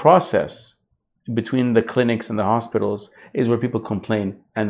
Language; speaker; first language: English; native; English